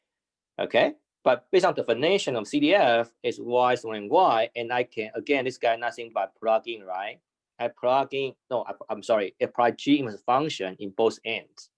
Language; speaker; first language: English; non-native, fluent; Chinese